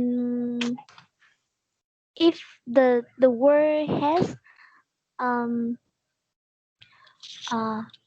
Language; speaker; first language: English; non-native, learner; Vietnamese